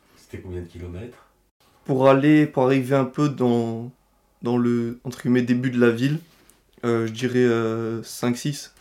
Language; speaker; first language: French; native; French